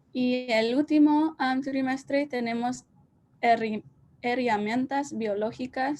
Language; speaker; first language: Spanish; early bilingual, heritage; Spanish